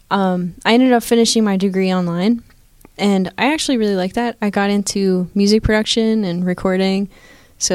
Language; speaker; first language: English; native; English